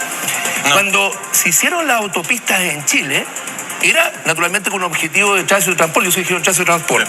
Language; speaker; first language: Spanish; native; Spanish